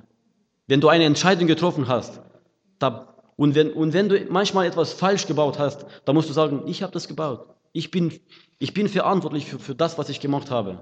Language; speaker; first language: German; non-native, fluent; Russian